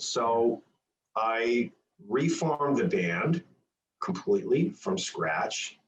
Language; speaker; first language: English; native; English